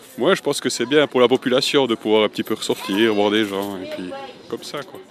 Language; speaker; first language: French; native; French